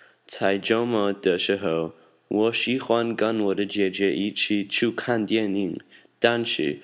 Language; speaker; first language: Chinese; non-native, learner; English